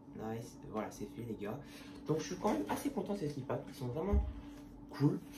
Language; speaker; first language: French; native; French